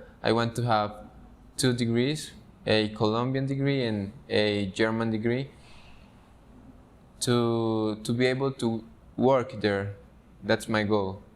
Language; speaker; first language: English; non-native, fluent; Spanish